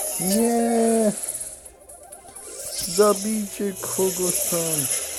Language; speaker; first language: Polish; native; Polish